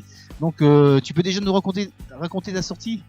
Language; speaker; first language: French; native; French